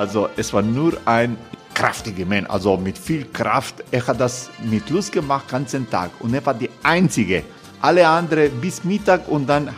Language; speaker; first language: German; non-native, fluent; Croatian